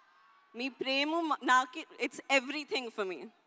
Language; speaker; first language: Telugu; non-native, learner; Hindi